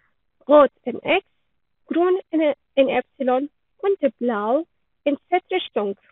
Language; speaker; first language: German; non-native, learner; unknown